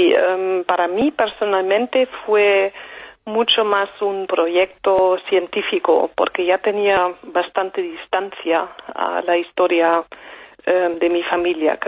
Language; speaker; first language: Spanish; non-native, fluent; German